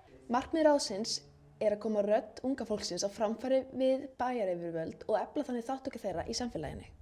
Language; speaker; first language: Icelandic; native; Icelandic